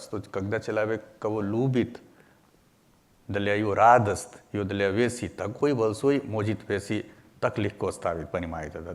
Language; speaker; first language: Russian; non-native, learner; Hindi